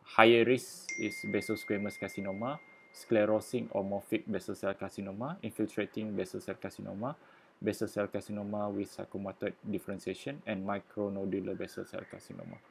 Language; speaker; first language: English; non-native, local second language; Malay